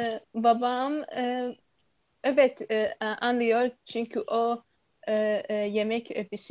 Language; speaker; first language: Turkish; non-native, learner; Arabic